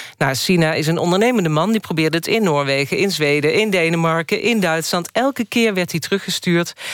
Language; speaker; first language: Dutch; native; Dutch